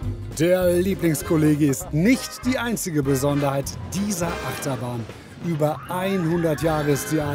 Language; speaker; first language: German; native; German